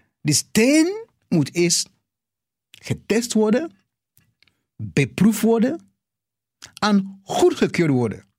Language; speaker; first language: Dutch; non-native, fluent; English